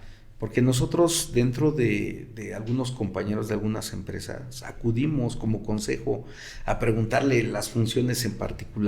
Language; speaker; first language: Spanish; native; Spanish